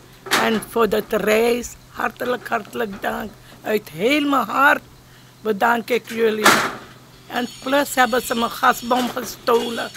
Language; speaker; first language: Dutch; non-native, local second language; Caribbean Hindustani